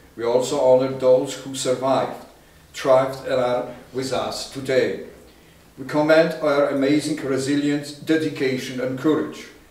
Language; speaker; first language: English; non-native, fluent; Polish